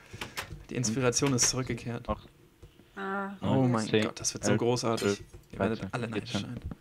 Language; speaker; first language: German; native; German